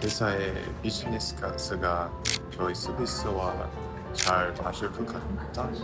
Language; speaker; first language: Korean; non-native, learner; English